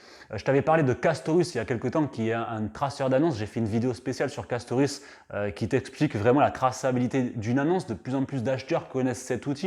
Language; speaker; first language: French; native; French